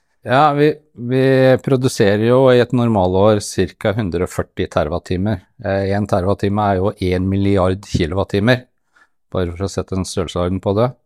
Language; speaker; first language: Norwegian; native; Norwegian